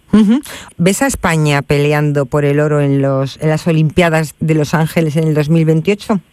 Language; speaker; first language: Spanish; native; Spanish